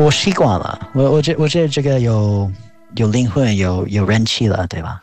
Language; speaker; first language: Chinese; non-native, fluent; English